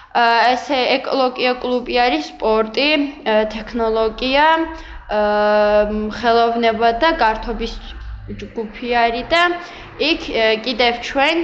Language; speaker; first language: Georgian; non-native, local second language; Azerbaijani